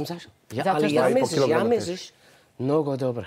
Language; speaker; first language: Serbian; non-native, learner; English